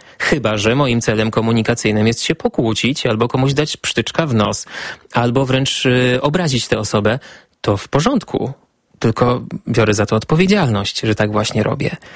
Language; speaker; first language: Polish; native; Polish